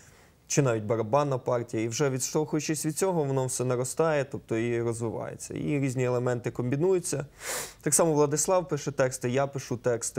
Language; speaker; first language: Ukrainian; native; Ukrainian